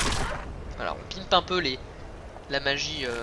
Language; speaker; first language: French; native; French